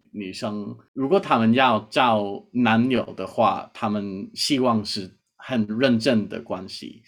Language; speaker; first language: Chinese; non-native, fluent; English